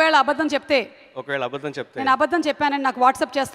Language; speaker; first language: Telugu; native; Telugu